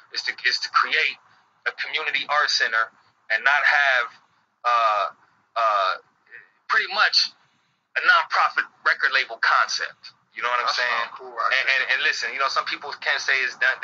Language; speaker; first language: English; native; English